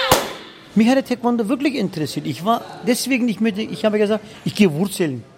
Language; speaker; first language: German; non-native, fluent; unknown